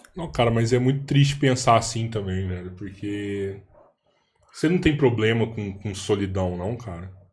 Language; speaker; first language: Portuguese; native; Portuguese